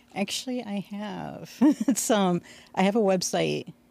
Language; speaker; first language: English; native; English